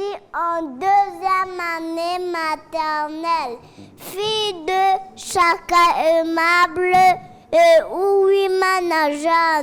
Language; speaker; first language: French; non-native, learner; Kinyarwanda